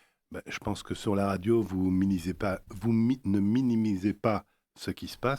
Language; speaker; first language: French; native; French